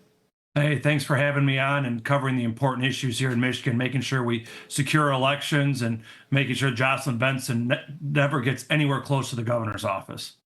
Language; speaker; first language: English; native; English